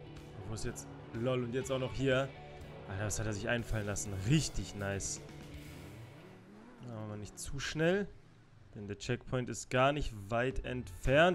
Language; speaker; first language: German; native; German